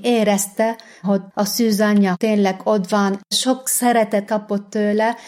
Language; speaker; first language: Hungarian; non-native, fluent; Arabic